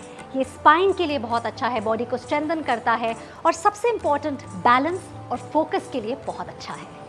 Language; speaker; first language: Hindi; native; Hindi